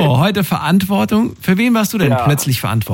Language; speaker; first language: German; native; German